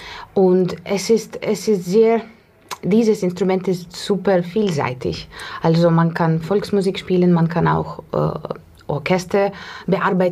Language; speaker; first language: German; non-native, learner; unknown